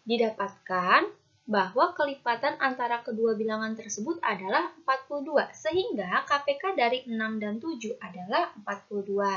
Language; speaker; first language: Indonesian; native; Indonesian